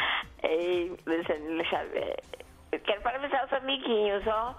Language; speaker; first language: Portuguese; native; Portuguese